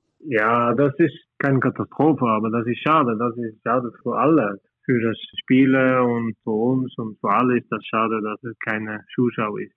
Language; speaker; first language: German; non-native, learner; Norwegian